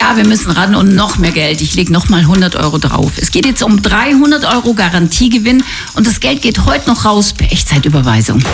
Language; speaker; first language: German; native; German